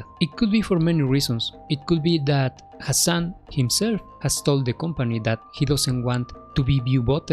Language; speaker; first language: English; non-native, fluent; Spanish